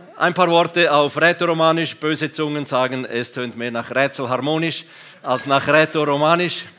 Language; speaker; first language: German; non-native, local second language; Romansh